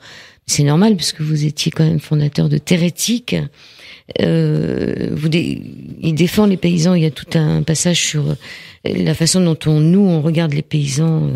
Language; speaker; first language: French; native; French